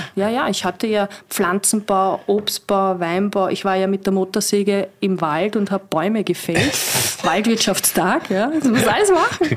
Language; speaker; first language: German; native; German